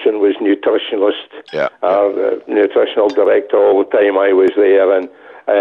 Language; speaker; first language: English; native; English